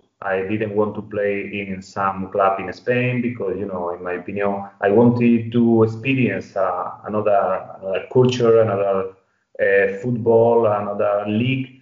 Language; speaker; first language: English; non-native, fluent; Spanish